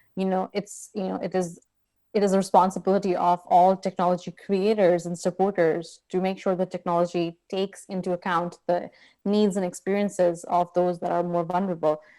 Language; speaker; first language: English; non-native, local second language; Urdu